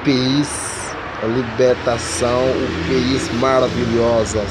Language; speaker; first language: Portuguese; non-native, learner; Haitian Creole